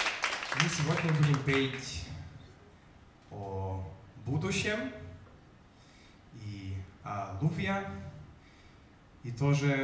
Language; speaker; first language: Russian; non-native, learner; German